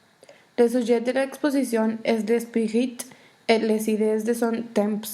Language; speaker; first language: French; non-native, learner; Spanish